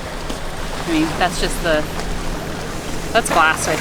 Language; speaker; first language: English; native; English